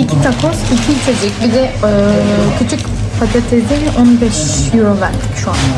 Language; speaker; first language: Turkish; non-native, learner; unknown